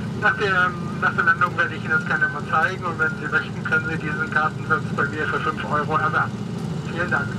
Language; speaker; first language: German; native; German